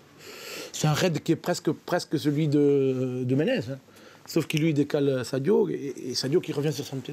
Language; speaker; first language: French; native; French